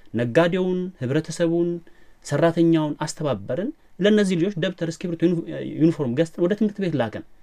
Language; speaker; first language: Amharic; non-native, local second language; Oromo